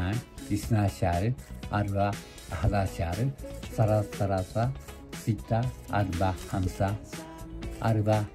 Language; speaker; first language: Arabic; non-native, learner; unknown